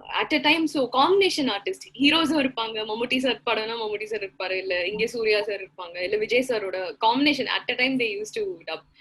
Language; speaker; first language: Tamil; non-native, local second language; Malayalam